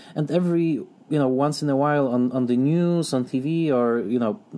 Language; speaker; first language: English; non-native, fluent; Polish